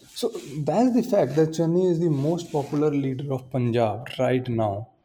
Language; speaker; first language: English; non-native, local second language; Punjabi